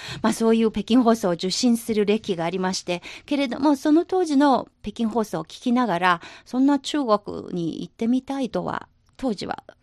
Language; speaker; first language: Japanese; non-native, fluent; Chinese